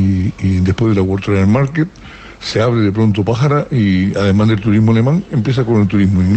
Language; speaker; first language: Spanish; native; Spanish